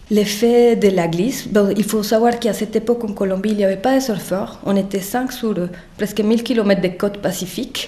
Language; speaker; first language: French; non-native, fluent; Spanish